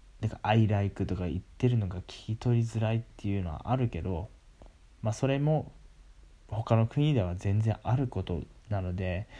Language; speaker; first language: Japanese; native; Japanese